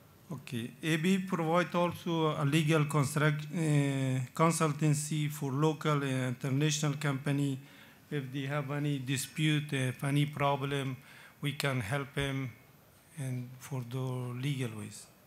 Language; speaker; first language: English; non-native, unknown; Persian